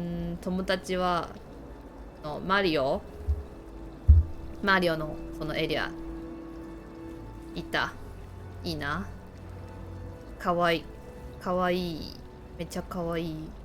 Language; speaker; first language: Japanese; non-native, learner; Chinese